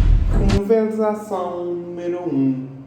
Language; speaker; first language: Portuguese; non-native, fluent; Haitian Creole